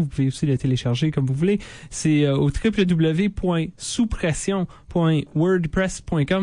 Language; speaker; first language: French; native; French